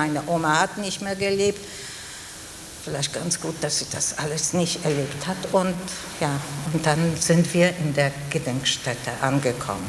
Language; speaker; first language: German; non-native, fluent; Polish